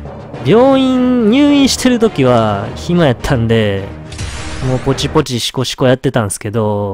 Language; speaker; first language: Japanese; native; Japanese